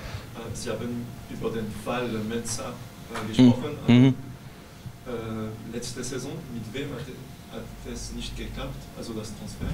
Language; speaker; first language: German; non-native, local second language; French